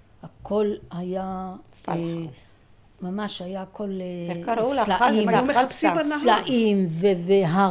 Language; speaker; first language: Hebrew; early bilingual, other home language; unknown